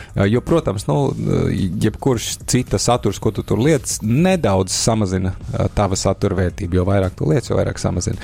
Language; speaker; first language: Latvian; native; Latvian